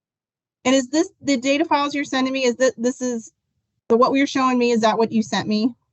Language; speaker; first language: English; native; English